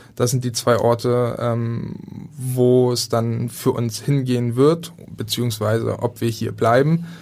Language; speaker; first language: German; native; German